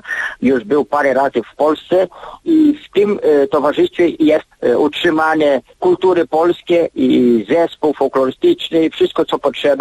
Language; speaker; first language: Polish; early bilingual, heritage; Polish